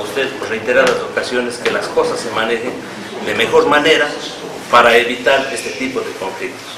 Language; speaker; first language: Spanish; native; Spanish